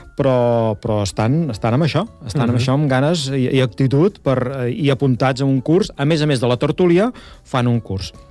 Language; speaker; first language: Catalan; native; Catalan